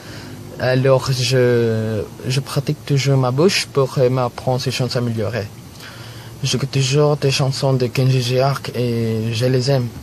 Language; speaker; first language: French; non-native, learner; Filipino